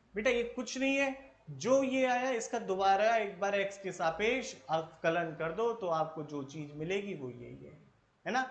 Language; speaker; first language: Hindi; native; Hindi